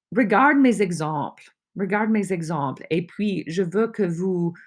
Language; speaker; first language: French; non-native, fluent; English